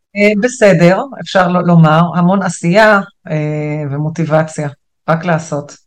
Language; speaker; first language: Hebrew; non-native, local second language; Arabic